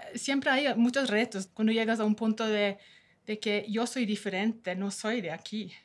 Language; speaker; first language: Spanish; non-native, fluent; Norwegian